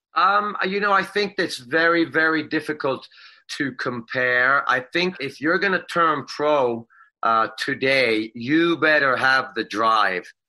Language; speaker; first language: English; non-native, fluent; Swedish